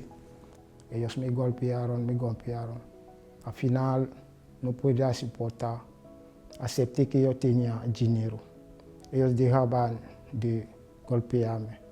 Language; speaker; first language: Spanish; non-native, learner; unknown